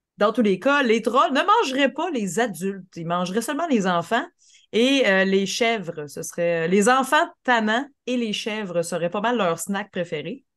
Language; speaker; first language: French; native; French